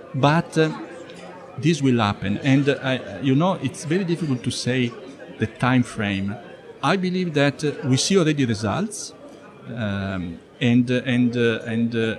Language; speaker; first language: English; non-native, fluent; Italian